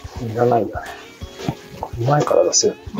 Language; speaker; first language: Japanese; native; Japanese